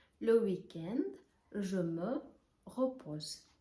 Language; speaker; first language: French; non-native, fluent; Ukrainian